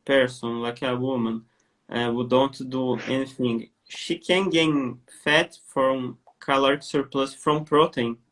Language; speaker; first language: English; non-native, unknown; Portuguese